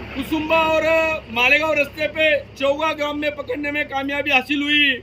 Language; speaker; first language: Hindi; non-native, local second language; Marathi